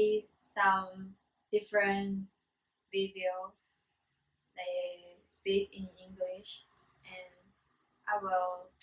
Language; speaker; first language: English; non-native, learner; Chinese